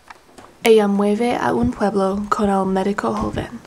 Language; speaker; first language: Spanish; non-native, learner; English